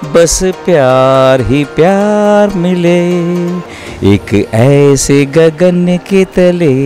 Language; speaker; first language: Hindi; native; Hindi